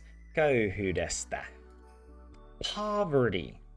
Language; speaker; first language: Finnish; non-native, learner; English